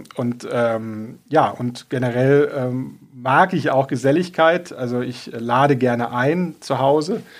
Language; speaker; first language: German; native; German